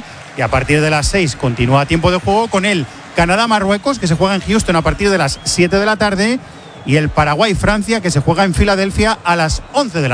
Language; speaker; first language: Spanish; native; Spanish